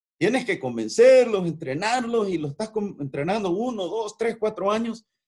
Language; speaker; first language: Spanish; native; Spanish